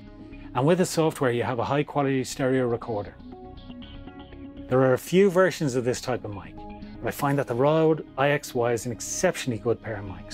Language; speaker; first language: English; native; English